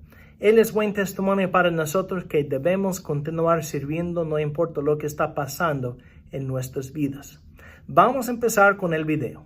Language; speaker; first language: Spanish; non-native, fluent; English